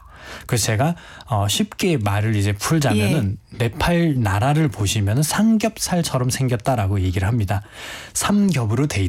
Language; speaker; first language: Korean; non-native, fluent; Nepali